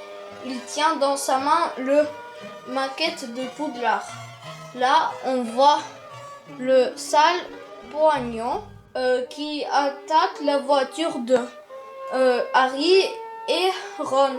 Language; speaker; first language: French; non-native, learner; Russian